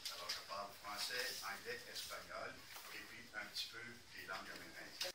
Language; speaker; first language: French; native; French